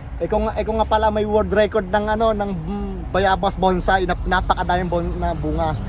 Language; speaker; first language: Filipino; native; Filipino